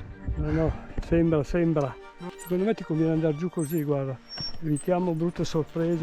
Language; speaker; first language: Italian; native; Italian